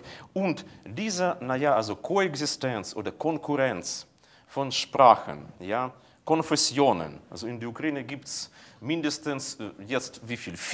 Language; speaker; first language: German; non-native, fluent; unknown